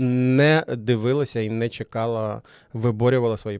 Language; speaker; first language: Ukrainian; native; Ukrainian